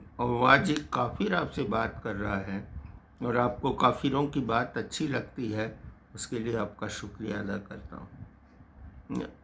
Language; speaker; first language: Hindi; native; Hindi